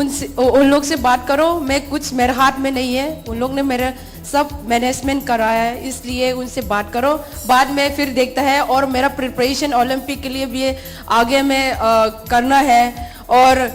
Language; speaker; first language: Hindi; non-native, local second language; Manipuri